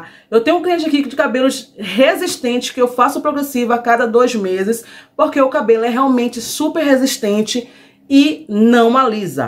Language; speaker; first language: Portuguese; native; Portuguese